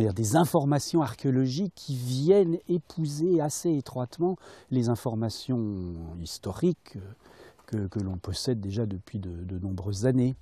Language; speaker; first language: French; native; French